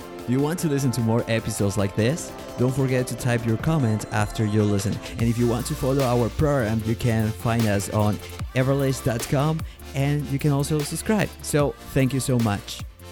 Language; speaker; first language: English; non-native, fluent; Spanish